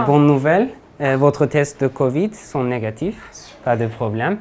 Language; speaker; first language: French; non-native, fluent; Turkish